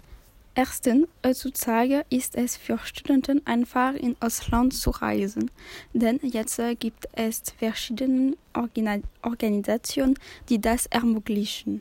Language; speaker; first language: German; non-native, learner; French